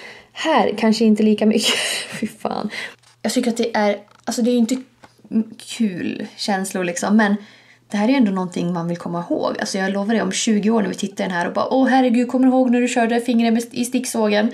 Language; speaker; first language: Swedish; native; Swedish